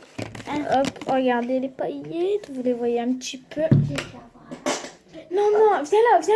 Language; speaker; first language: French; native; French